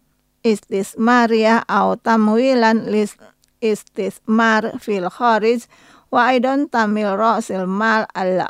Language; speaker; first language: Arabic; non-native, fluent; Indonesian